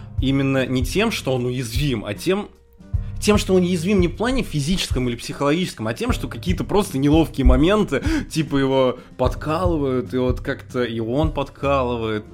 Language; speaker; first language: Russian; native; Russian